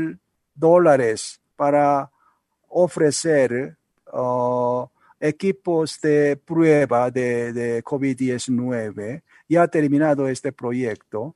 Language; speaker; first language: Spanish; non-native, learner; Korean